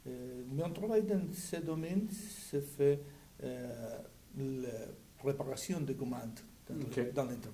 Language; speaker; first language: French; non-native, learner; Spanish